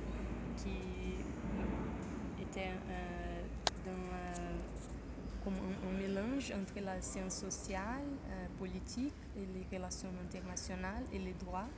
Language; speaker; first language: French; non-native, fluent; Portuguese